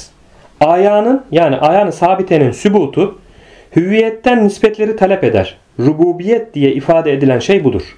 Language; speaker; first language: Turkish; native; Turkish